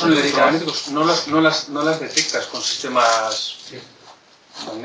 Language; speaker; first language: Spanish; native; Spanish